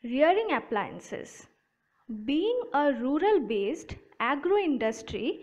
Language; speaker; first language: English; non-native, local second language; Bangla